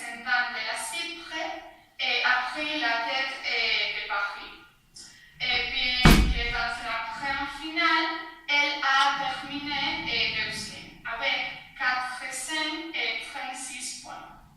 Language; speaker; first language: French; non-native, learner; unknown